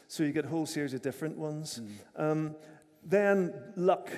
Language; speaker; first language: English; native; English